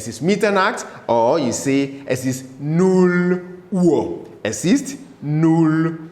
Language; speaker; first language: German; non-native, fluent; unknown